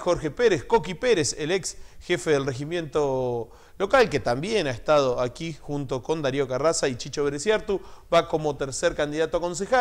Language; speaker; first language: Spanish; native; Spanish